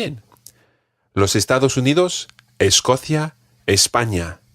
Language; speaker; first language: Spanish; non-native, fluent; English